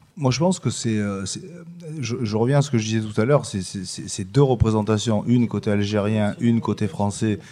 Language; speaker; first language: French; native; French